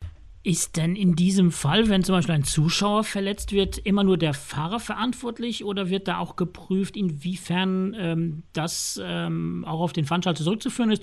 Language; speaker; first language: German; native; German